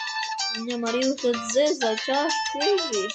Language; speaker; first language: Albanian; early bilingual, heritage; Albanian